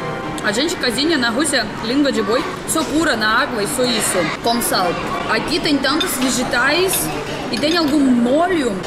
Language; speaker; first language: Portuguese; non-native, learner; Russian